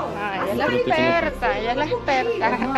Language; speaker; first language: Spanish; native; Spanish